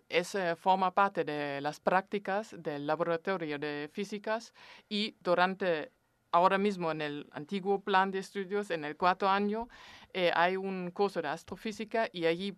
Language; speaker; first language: Spanish; non-native, fluent; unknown